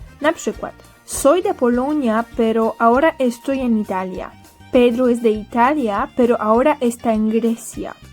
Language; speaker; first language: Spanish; non-native, fluent; Polish